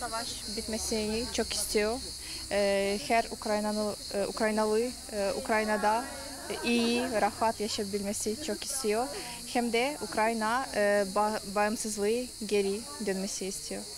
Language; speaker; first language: Turkish; non-native, fluent; Ukrainian